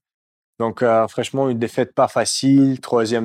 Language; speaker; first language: French; non-native, fluent; Russian